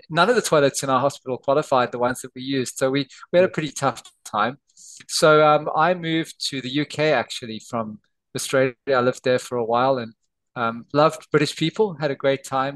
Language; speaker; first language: English; native; English